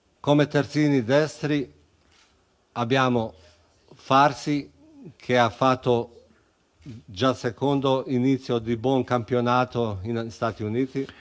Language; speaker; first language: Italian; non-native, fluent; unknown